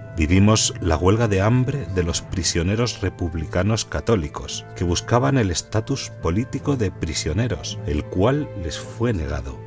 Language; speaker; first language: Spanish; non-native, fluent; English